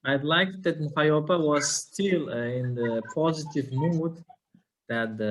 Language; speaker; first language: English; non-native, fluent; Uzbek